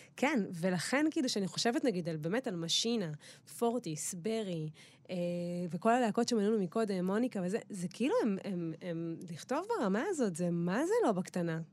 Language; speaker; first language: Hebrew; native; Hebrew